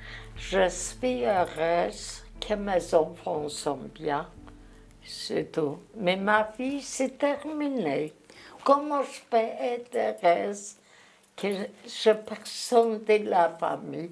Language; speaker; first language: French; non-native, learner; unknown